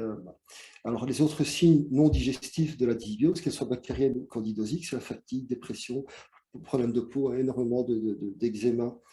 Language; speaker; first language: French; native; French